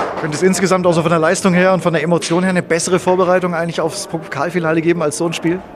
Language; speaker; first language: German; native; German